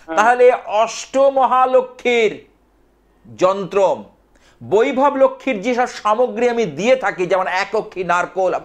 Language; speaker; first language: Bangla; native; Bangla